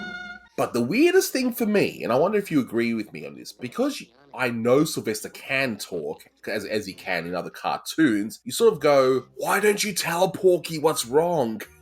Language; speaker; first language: English; native; English